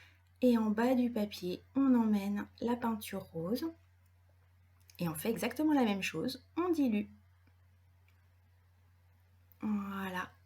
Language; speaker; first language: French; native; French